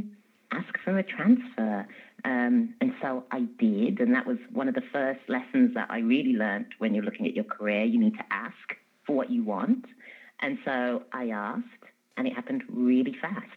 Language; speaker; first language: English; native; English